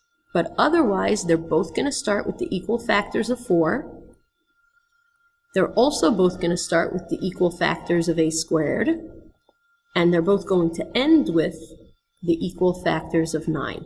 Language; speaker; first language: English; native; English